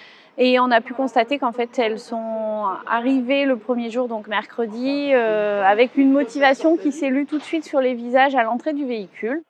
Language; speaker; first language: French; native; French